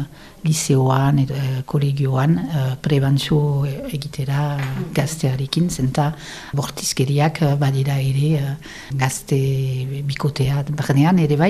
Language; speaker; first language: Basque; non-native, local second language; French